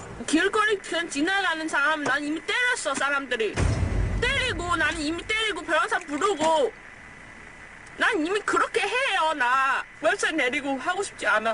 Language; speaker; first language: Korean; early bilingual, heritage; English